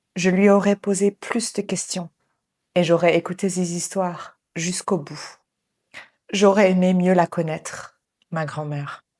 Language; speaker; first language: French; native; French